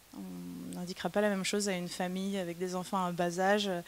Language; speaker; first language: French; native; French